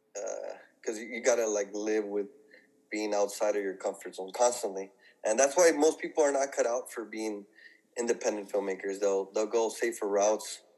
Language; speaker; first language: English; native; English